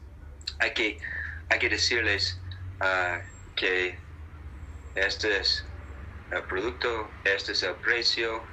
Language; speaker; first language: Spanish; non-native, fluent; English